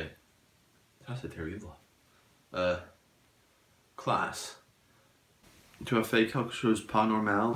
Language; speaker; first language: French; non-native, learner; English